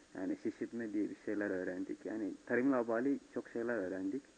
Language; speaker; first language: Turkish; non-native, learner; Somali